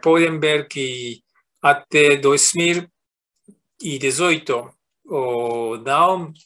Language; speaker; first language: Spanish; non-native, fluent; Japanese